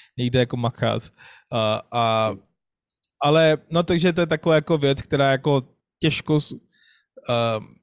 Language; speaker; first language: Czech; non-native, fluent; Urdu